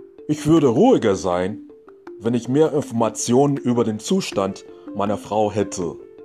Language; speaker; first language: German; non-native, fluent; English